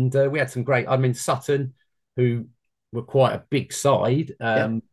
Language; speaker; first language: English; native; English